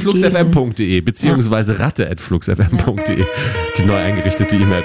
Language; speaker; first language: German; native; German